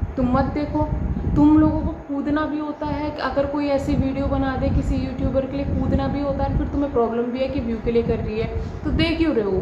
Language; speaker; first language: Hindi; native; Hindi